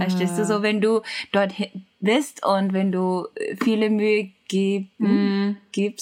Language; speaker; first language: German; non-native, learner; Japanese